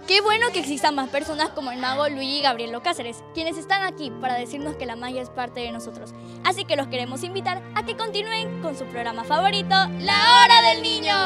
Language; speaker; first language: Spanish; native; Spanish